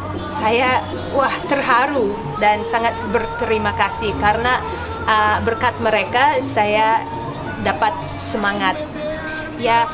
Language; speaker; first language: Indonesian; non-native, fluent; English